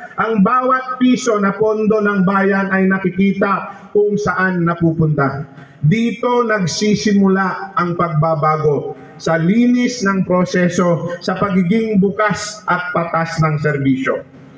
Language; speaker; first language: Filipino; non-native, local second language; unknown